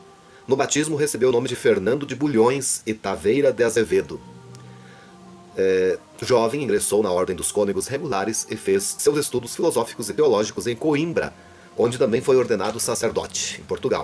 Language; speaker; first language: Portuguese; native; Portuguese